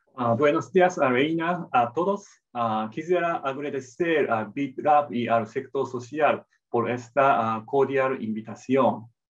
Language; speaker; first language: Spanish; non-native, fluent; Japanese